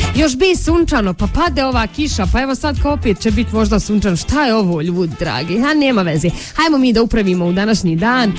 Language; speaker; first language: Bosnian; native; Bosnian